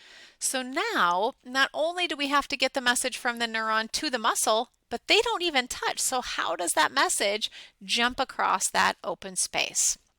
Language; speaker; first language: English; native; English